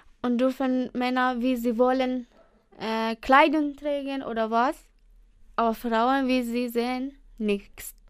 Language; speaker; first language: German; non-native, learner; Persian